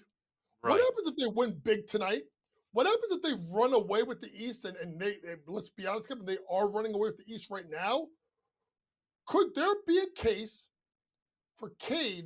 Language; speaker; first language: English; native; English